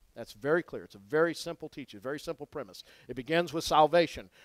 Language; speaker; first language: English; native; English